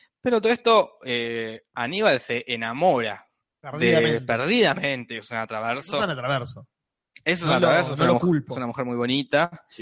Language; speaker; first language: Spanish; native; Spanish